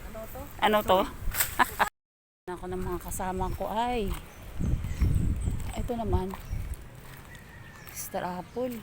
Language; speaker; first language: Filipino; native; Filipino